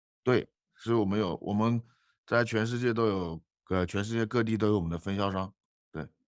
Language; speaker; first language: Chinese; native; Chinese